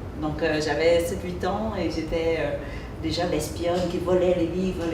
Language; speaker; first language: French; early bilingual, other home language; Vietnamese